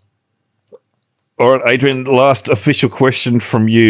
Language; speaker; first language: English; native; English